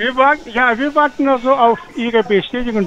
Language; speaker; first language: German; non-native, fluent; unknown